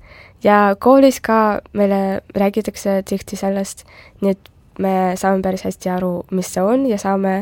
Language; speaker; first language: Estonian; non-native, local second language; Russian